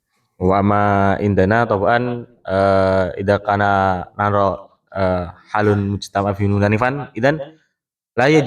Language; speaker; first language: Arabic; non-native, learner; Indonesian